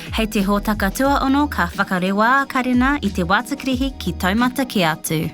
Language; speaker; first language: Māori; non-native, local second language; English